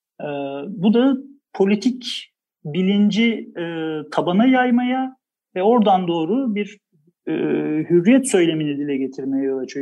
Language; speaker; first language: Turkish; native; Turkish